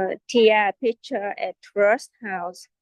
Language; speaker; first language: English; non-native, learner; Vietnamese